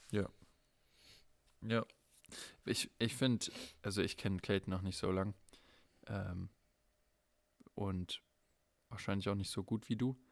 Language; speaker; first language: German; native; German